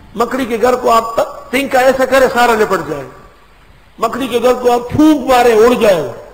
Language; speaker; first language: Urdu; non-native, local second language; Pashto